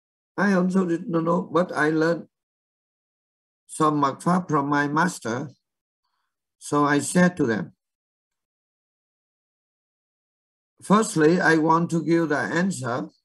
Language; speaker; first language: English; non-native, learner; Vietnamese